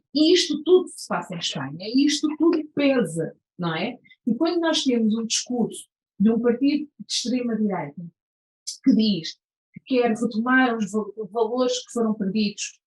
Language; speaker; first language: Portuguese; native; Portuguese